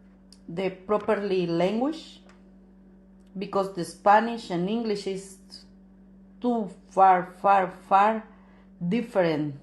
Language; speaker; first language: English; non-native, learner; Spanish